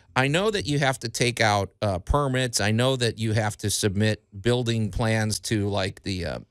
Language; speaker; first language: English; native; English